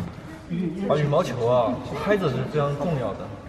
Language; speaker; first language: Chinese; native; Chinese